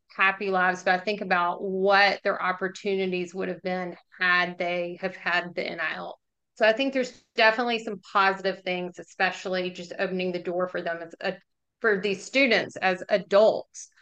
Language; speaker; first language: English; native; English